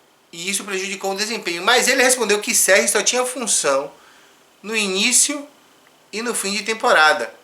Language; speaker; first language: Portuguese; native; Portuguese